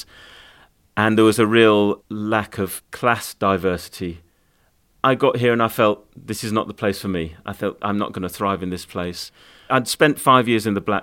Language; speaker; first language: English; native; English